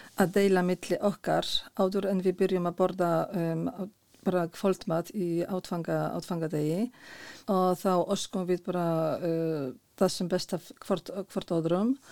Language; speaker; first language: Icelandic; non-native, fluent; Polish